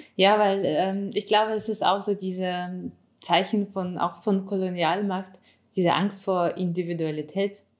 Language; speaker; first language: German; non-native, fluent; Ukrainian